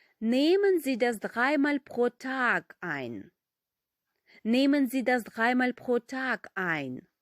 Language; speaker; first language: German; non-native, fluent; Ukrainian